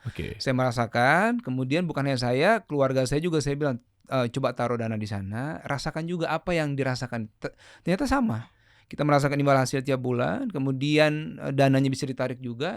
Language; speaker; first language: Indonesian; native; Indonesian